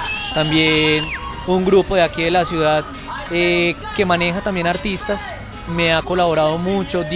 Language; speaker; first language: Spanish; native; Spanish